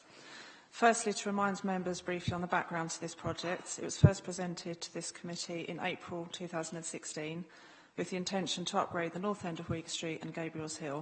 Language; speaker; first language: English; native; English